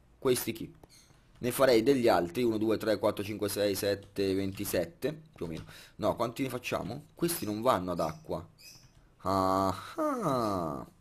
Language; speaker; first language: Italian; native; Italian